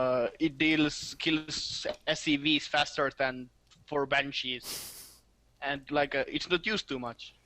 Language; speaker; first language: English; non-native, fluent; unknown